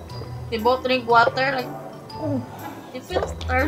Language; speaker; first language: English; non-native, learner; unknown